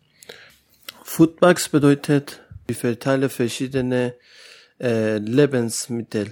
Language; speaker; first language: German; non-native, learner; Persian